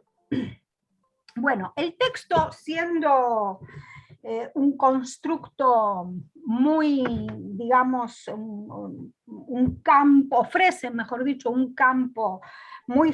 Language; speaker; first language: Spanish; non-native, fluent; Greek